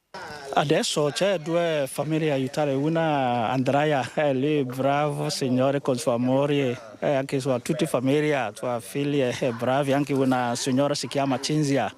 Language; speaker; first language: Italian; non-native, learner; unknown